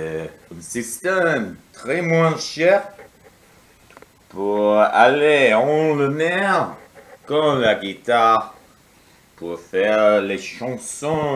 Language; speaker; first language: French; non-native, learner; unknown